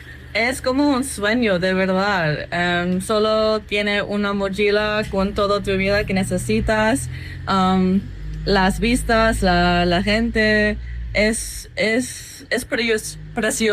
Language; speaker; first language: Spanish; non-native, learner; English